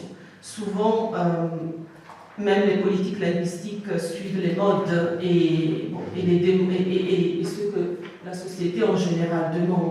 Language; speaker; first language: French; non-native, fluent; Italian